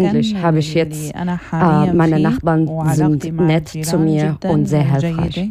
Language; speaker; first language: German; non-native, learner; Arabic